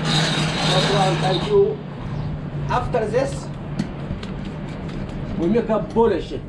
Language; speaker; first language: English; non-native, learner; Arabic